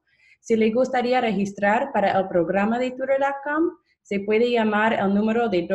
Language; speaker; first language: Spanish; non-native, fluent; English